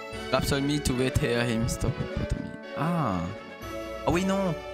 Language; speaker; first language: English; non-native, learner; French